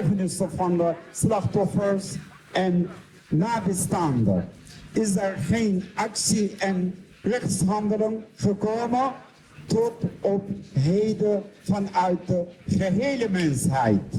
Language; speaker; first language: Dutch; non-native, fluent; Uyghur